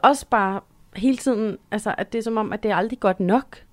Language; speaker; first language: Danish; native; Danish